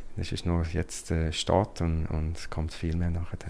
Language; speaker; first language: German; non-native, learner; English